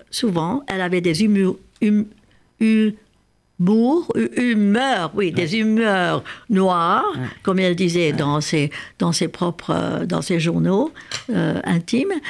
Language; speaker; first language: French; non-native, fluent; Hungarian